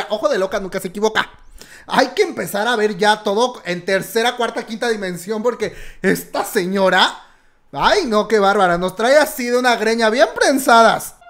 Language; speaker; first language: Spanish; native; Spanish